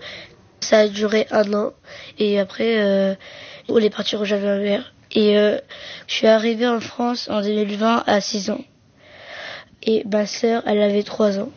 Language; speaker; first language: French; early bilingual, other home language; Arabic